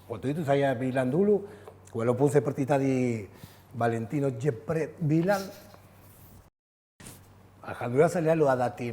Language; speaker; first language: Indonesian; non-native, fluent; Spanish